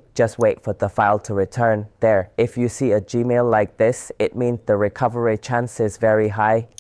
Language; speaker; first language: English; non-native, learner; Vietnamese